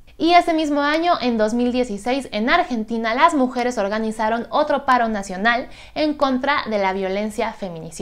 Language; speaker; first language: Spanish; native; Spanish